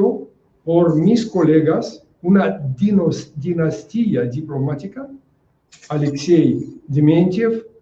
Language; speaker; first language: Spanish; non-native, fluent; Russian